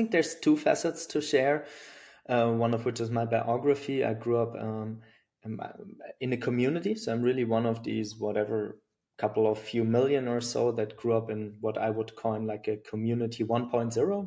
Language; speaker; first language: English; non-native, fluent; German